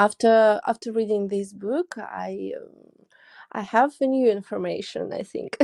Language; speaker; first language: English; non-native, learner; Russian